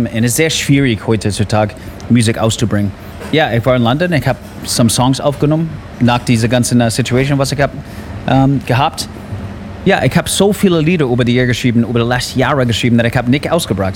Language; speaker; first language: German; non-native, learner; English